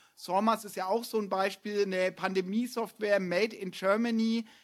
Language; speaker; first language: German; native; German